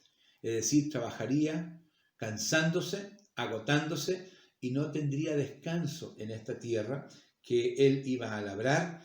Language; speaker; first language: Spanish; native; Spanish